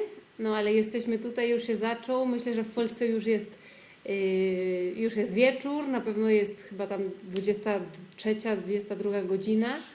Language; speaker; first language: Polish; early bilingual, heritage; Polish